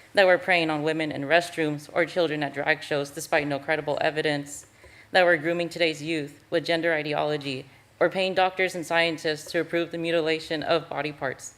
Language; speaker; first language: English; native; English